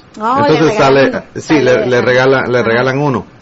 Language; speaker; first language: Spanish; native; Spanish